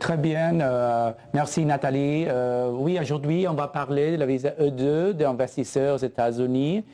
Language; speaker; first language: French; non-native, fluent; Spanish